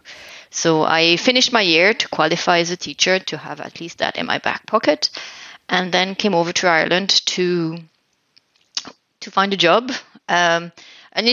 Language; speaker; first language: English; non-native, fluent; French